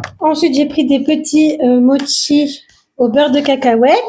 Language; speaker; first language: French; native; French